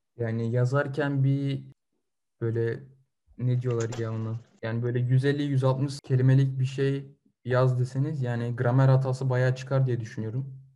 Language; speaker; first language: Turkish; early bilingual, other home language; Russian